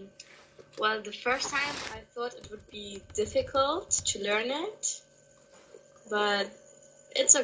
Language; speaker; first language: English; non-native, learner; Kurdish